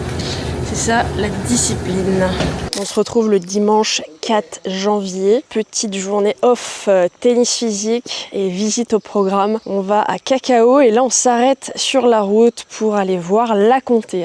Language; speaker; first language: French; native; French